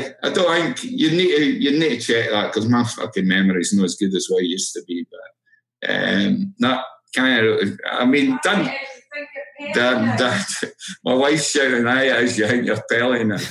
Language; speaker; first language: English; native; English